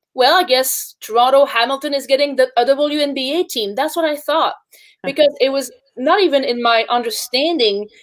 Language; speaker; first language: English; native; English